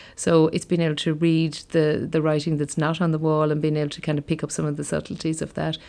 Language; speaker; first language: English; native; English